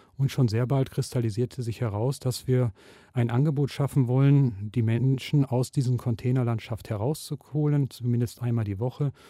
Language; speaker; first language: German; native; German